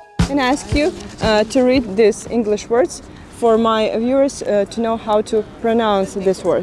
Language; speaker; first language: English; non-native, learner; Russian